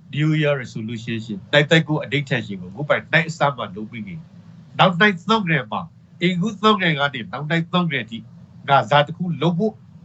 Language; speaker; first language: Burmese; native; Burmese